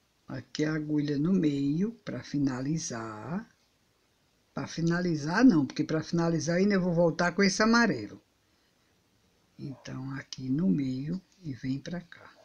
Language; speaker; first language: Portuguese; native; Portuguese